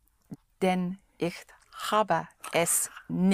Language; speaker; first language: German; non-native, learner; English